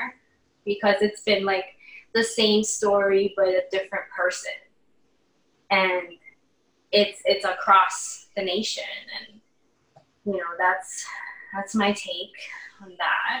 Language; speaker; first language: English; native; English